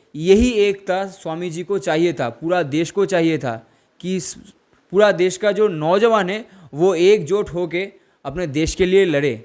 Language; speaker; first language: Hindi; non-native, local second language; Bangla